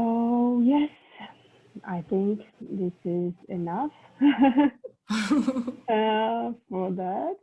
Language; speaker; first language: English; non-native, fluent; Russian